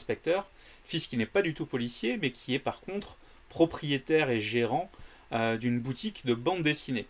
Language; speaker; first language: French; native; French